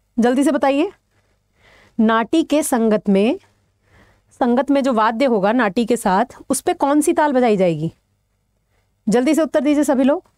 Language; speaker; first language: Hindi; native; Hindi